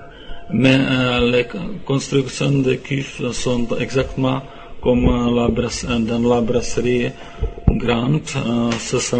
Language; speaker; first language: French; non-native, learner; Czech